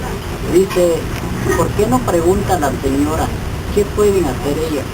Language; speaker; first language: Spanish; non-native, local second language; Kʼicheʼ